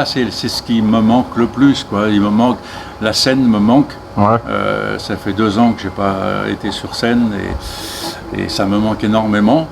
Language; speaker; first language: French; native; French